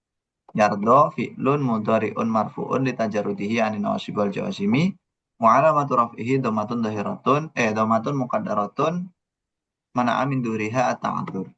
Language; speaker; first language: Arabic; non-native, learner; Indonesian